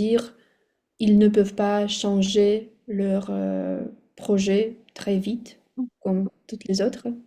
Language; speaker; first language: French; non-native, fluent; Russian